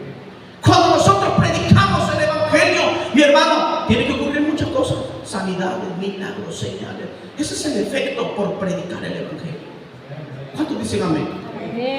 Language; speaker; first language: Spanish; native; Spanish